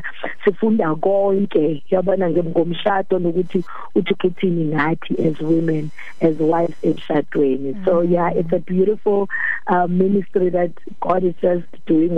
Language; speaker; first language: English; non-native, local second language; Xhosa